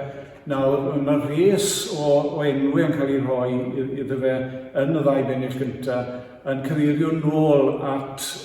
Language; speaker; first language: Welsh; native; Welsh